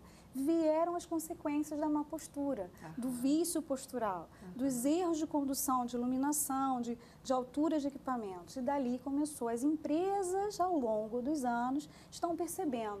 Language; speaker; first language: Portuguese; native; Portuguese